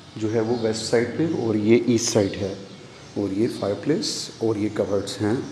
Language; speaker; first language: Urdu; non-native, local second language; Punjabi